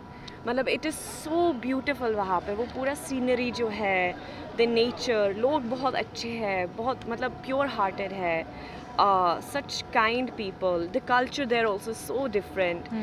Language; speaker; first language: Hindi; non-native, fluent; Swedish